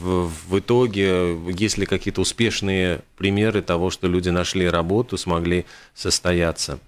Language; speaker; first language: Russian; native; Russian